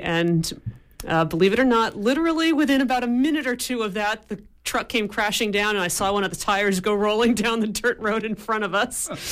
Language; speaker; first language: English; native; English